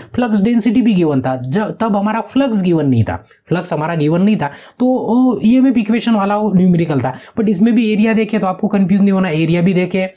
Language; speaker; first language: Hindi; non-native, local second language; Marathi